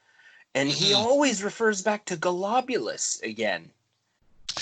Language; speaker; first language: English; native; English